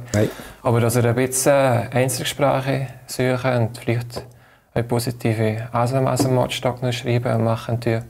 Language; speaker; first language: German; native; German